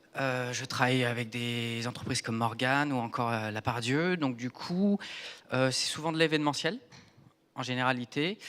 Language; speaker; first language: French; native; French